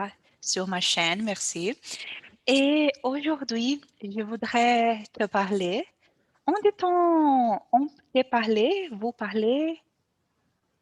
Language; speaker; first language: French; non-native, learner; Portuguese